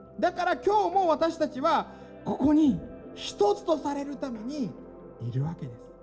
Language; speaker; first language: Japanese; native; Japanese